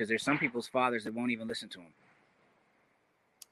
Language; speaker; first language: English; native; English